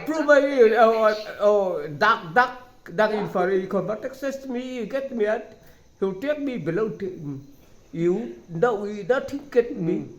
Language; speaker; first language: English; non-native, learner; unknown